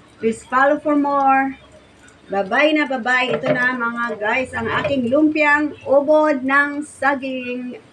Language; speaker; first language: Filipino; non-native, local second language; Cebuano